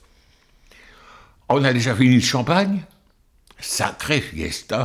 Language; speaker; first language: French; native; French